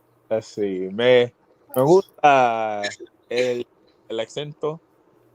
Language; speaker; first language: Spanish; non-native, learner; English